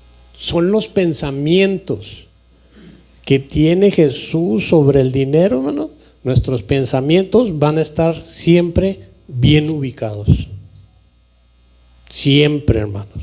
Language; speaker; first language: Spanish; native; Spanish